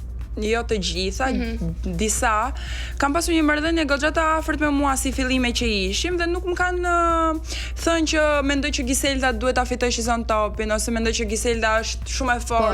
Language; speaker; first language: Albanian; native; Albanian